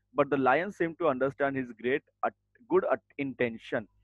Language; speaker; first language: English; non-native, local second language; Marathi